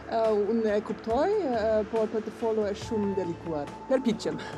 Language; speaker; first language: Albanian; non-native, learner; German